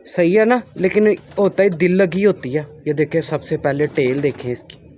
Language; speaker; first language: Urdu; non-native, local second language; Punjabi